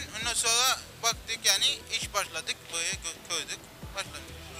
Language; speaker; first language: Turkish; non-native, learner; Arabic